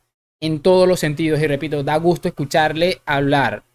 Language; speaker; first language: Spanish; native; Spanish